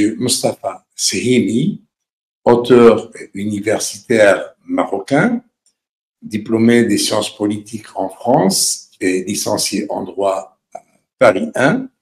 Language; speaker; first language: French; non-native, local second language; Arabic